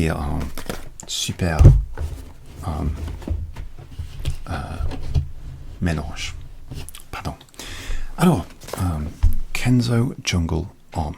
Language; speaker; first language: French; non-native, learner; English